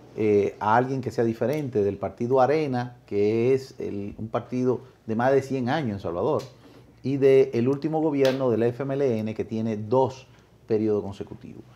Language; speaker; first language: Spanish; native; Spanish